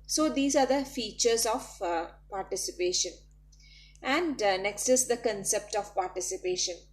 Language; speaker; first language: English; non-native, local second language; Malayalam